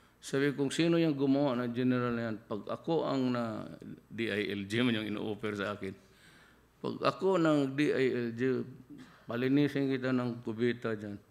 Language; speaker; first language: Filipino; non-native, local second language; Cebuano